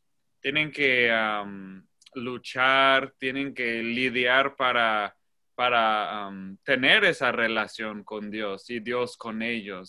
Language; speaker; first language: Spanish; non-native, fluent; English